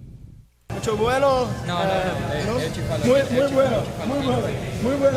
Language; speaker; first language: Spanish; non-native, learner; Portuguese